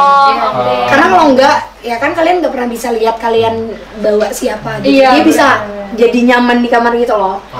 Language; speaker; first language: Indonesian; native; Indonesian